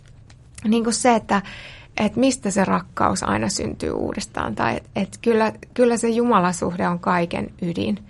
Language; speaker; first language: Finnish; native; Finnish